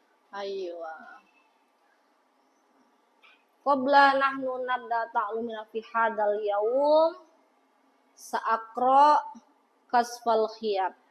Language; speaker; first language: Arabic; non-native, learner; Indonesian